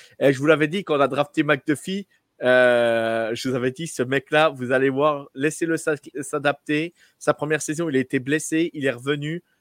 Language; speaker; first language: French; native; French